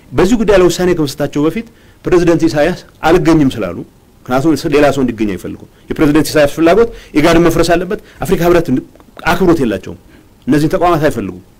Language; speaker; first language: Amharic; non-native, local second language; Tigrinya